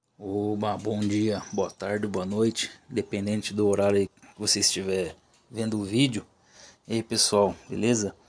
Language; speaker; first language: Portuguese; native; Portuguese